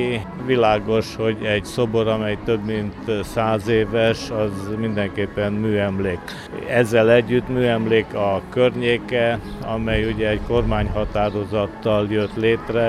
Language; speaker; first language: Hungarian; native; Hungarian